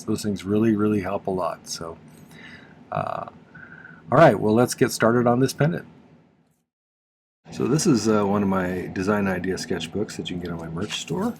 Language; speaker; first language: English; native; English